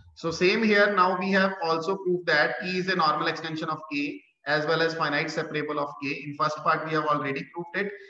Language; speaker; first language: English; non-native, local second language; Punjabi